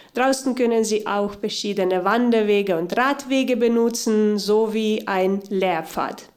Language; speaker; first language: German; non-native, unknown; Slovenian